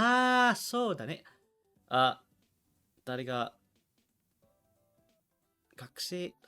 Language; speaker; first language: Japanese; non-native, learner; English